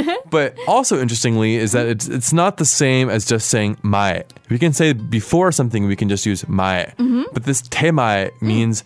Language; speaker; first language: English; native; English